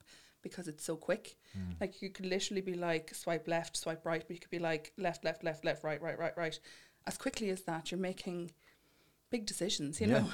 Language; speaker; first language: English; native; English